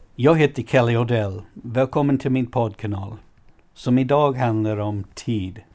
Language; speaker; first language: Swedish; non-native, fluent; English